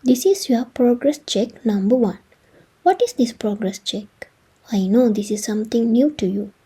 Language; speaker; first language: English; non-native, local second language; Sinhala